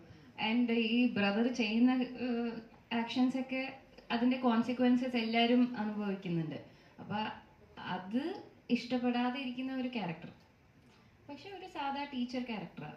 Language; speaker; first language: Malayalam; early bilingual, heritage; Malayalam